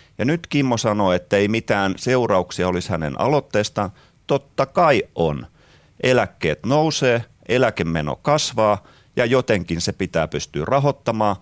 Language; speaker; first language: Finnish; native; Finnish